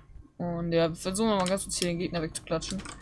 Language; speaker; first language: German; native; German